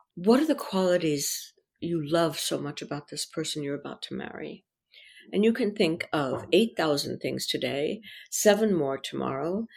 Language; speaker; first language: English; early bilingual, other home language; French